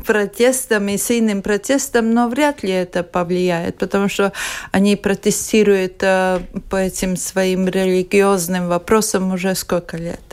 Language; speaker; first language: Russian; non-native, local second language; Latvian